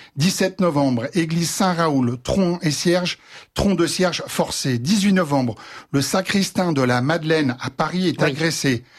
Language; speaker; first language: French; native; French